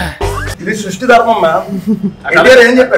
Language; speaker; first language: Telugu; native; Telugu